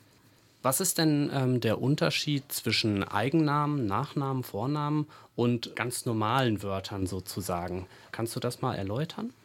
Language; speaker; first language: German; native; German